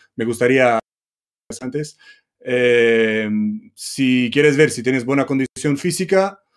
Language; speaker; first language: Spanish; non-native, fluent; Romanian